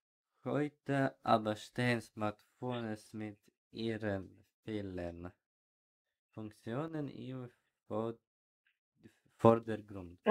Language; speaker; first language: German; non-native, learner; Ukrainian